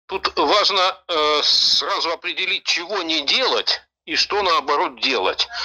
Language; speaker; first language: Russian; native; Russian